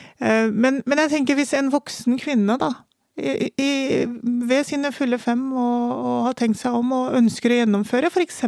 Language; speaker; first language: Norwegian; native; Norwegian